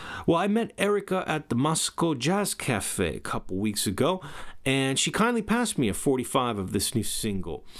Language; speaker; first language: English; native; English